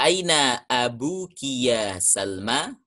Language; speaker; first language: Arabic; non-native, fluent; Indonesian